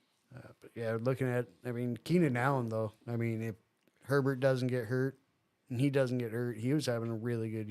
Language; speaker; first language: English; native; English